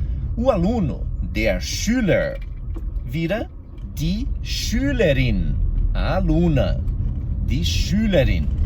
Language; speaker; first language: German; non-native, fluent; Portuguese